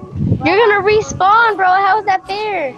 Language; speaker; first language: English; native; English